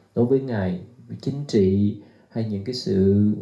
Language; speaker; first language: Vietnamese; native; Vietnamese